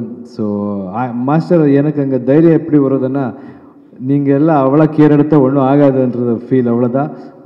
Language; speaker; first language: Tamil; non-native, learner; Kannada